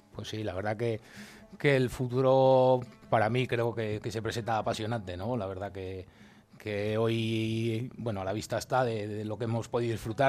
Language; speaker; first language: Spanish; native; Spanish